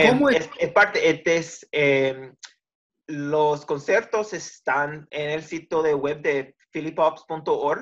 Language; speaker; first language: Spanish; early bilingual, heritage; Spanish